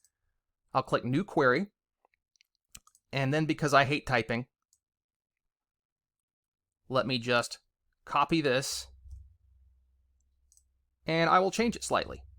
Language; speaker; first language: English; native; English